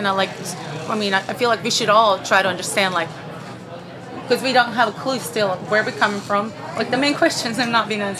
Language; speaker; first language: English; non-native, fluent; Bosnian